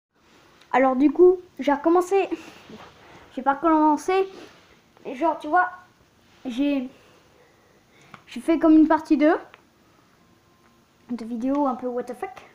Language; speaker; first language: French; native; French